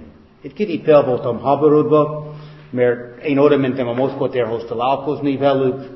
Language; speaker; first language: Hungarian; non-native, fluent; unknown